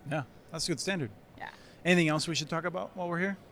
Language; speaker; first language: English; native; English